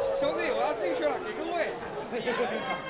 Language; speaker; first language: Chinese; native; Chinese